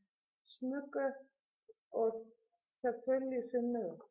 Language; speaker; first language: Danish; non-native, learner; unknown